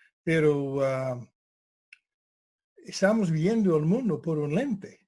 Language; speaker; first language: Spanish; non-native, fluent; English